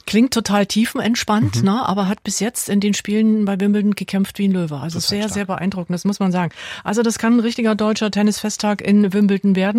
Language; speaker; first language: German; native; German